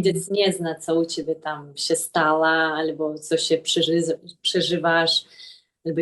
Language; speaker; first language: Polish; non-native, fluent; Russian